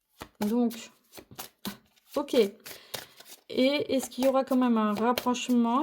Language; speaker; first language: French; native; French